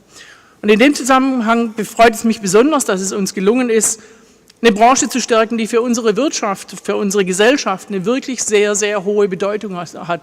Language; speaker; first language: German; native; German